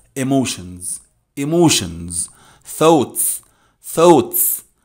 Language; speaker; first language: English; non-native, fluent; Arabic